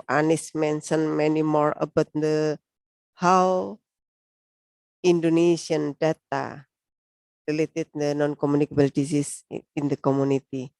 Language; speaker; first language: English; non-native, learner; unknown